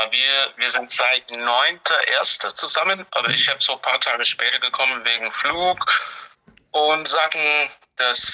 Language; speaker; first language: German; non-native, fluent; English